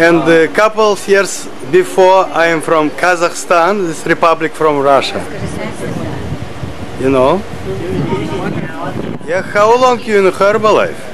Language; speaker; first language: English; non-native, learner; Russian